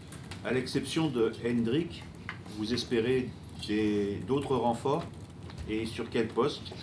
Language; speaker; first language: French; native; French